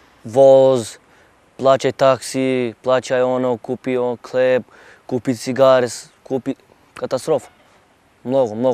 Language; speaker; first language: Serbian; non-native, local second language; Romany